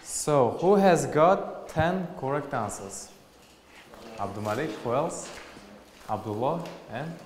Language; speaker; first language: English; non-native, fluent; Uzbek